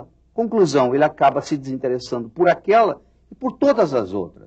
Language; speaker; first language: Portuguese; native; Portuguese